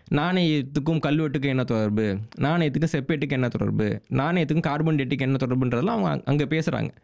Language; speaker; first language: Tamil; native; Tamil